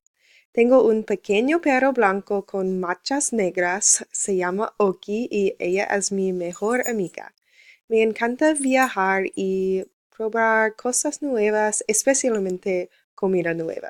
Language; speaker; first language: Spanish; non-native, learner; English